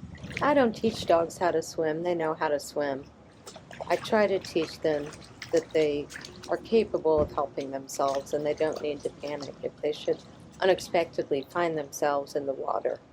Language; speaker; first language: English; native; English